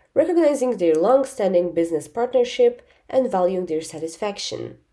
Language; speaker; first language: English; non-native, fluent; Polish